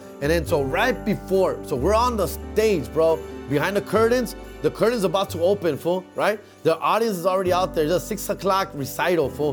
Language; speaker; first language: English; early bilingual, other home language; Spanish